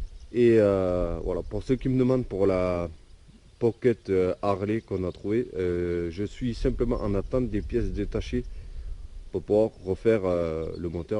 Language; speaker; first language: French; native; French